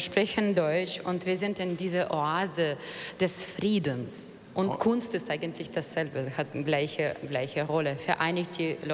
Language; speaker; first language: German; non-native, fluent; Russian